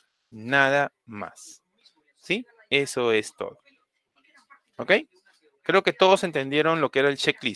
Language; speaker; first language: Spanish; native; Spanish